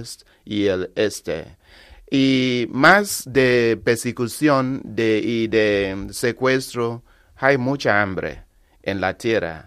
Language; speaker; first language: Spanish; non-native, learner; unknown